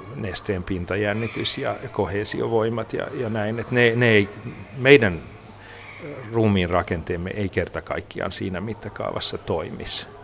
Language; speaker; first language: Finnish; non-native, local second language; Swedish